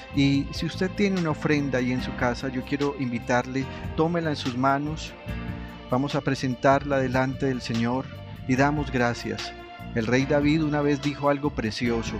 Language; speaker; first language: Spanish; native; Spanish